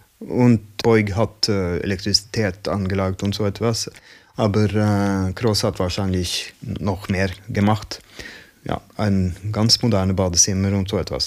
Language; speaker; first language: German; non-native, learner; Norwegian